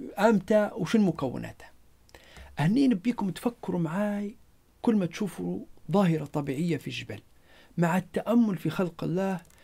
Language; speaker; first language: Arabic; non-native, local second language; Berber languages